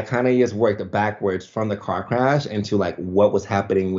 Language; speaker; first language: English; early bilingual, other home language; Spanish